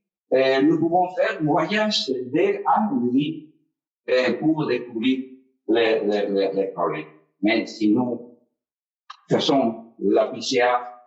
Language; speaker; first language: French; non-native, fluent; Spanish